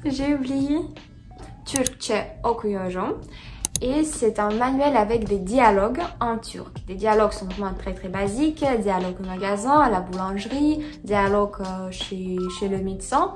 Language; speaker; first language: French; non-native, fluent; Russian